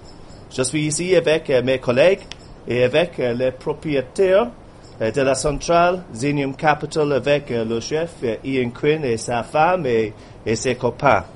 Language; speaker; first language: French; non-native, learner; English